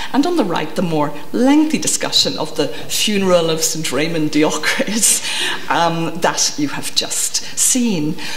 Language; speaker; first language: English; native; English